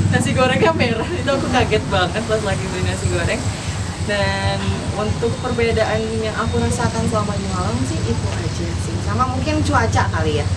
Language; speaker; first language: Indonesian; native; Indonesian